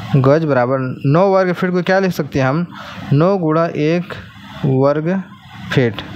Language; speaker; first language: Hindi; native; Hindi